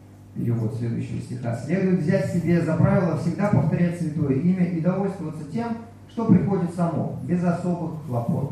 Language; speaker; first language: Russian; native; Russian